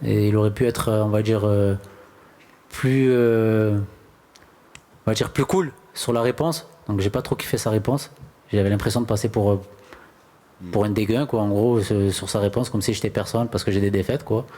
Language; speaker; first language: French; native; French